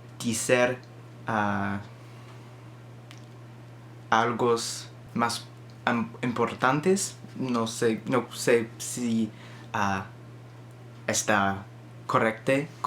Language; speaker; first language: Spanish; non-native, learner; English